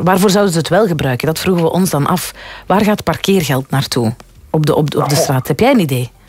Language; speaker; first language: Dutch; native; Dutch